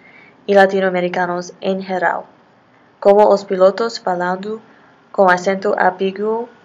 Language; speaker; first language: Portuguese; non-native, fluent; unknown